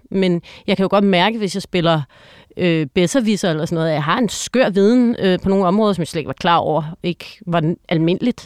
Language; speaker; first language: Danish; native; Danish